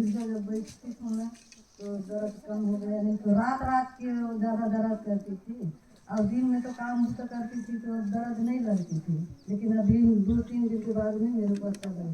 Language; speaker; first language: Hindi; non-native, local second language; Chhattisgarhi